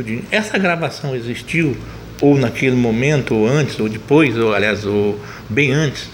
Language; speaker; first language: Portuguese; native; Portuguese